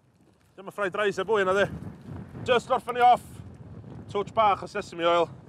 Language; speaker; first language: Welsh; native; Welsh